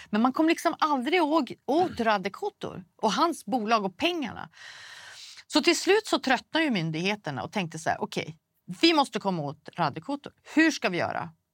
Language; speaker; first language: Swedish; native; Swedish